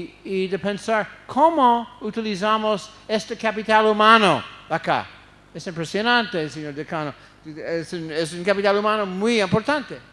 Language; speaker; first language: Spanish; non-native, fluent; English